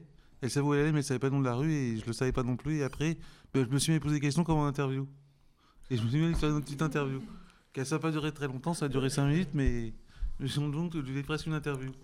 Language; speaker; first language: French; native; French